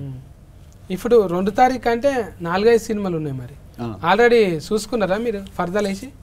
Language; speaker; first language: Telugu; native; Telugu